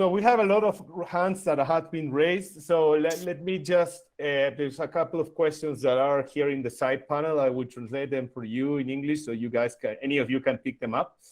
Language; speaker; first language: English; non-native, fluent; Spanish